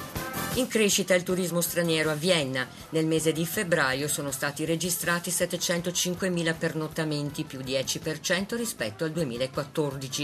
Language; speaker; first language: Italian; native; Italian